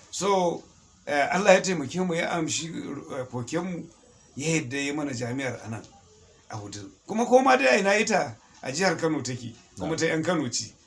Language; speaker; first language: Hausa; native; Hausa